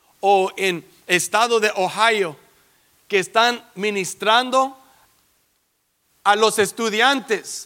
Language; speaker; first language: Spanish; early bilingual, heritage; English